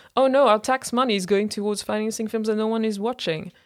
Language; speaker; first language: English; non-native, fluent; French